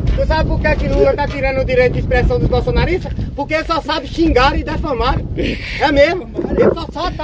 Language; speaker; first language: Portuguese; native; Portuguese